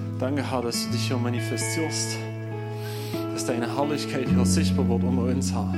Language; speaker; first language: German; native; German